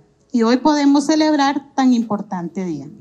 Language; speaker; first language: Spanish; native; Spanish